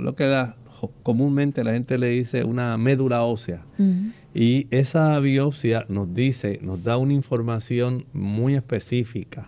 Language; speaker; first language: Spanish; native; Spanish